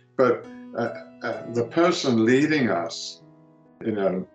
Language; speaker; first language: English; early bilingual, other home language; Greek